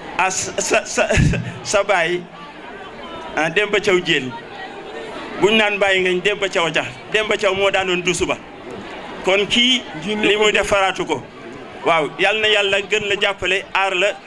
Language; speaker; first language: Wolof; native; Wolof